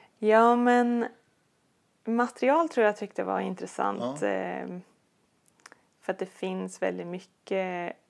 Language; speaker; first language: Swedish; native; Swedish